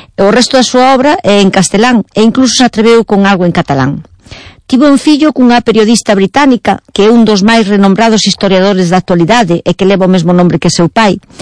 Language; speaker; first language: Galician; non-native, local second language; Spanish